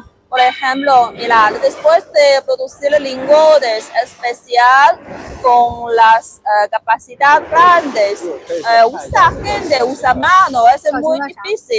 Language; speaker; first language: Spanish; non-native, learner; Chinese